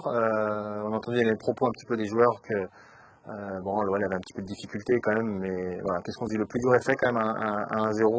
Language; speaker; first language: French; native; French